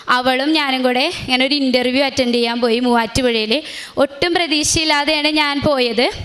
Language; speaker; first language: Malayalam; native; Malayalam